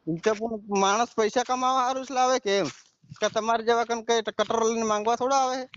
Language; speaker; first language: Gujarati; non-native, local second language; Bhili